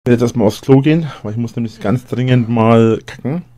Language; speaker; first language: German; native; German